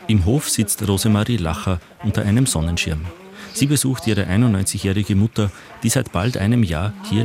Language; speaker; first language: German; native; German